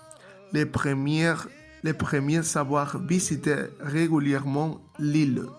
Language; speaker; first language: French; non-native, learner; Spanish